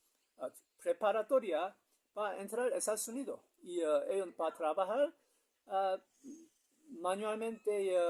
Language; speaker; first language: Spanish; non-native, learner; Korean